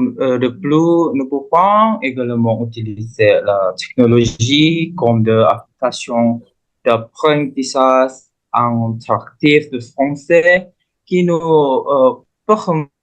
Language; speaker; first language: French; non-native, learner; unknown